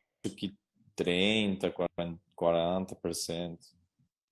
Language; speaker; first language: Portuguese; non-native, learner; Spanish